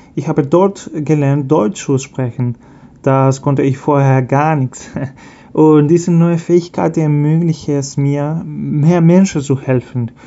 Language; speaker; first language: German; early bilingual, heritage; Spanish